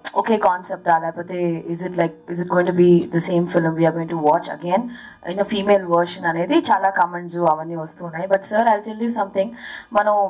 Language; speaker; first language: Telugu; early bilingual, heritage; Telugu